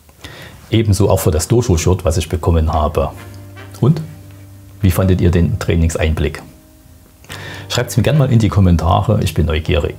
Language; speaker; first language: German; native; German